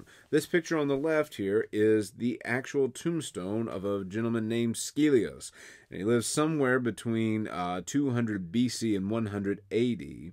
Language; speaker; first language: English; native; English